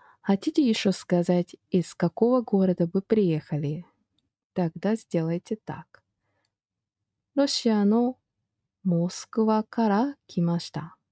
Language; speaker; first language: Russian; non-native, fluent; Japanese